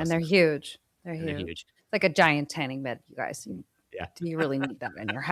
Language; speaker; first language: English; native; English